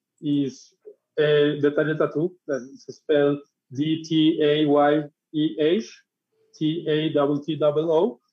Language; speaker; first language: English; non-native, learner; Spanish